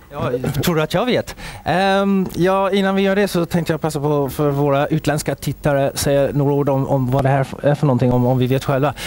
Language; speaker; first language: Swedish; native; Swedish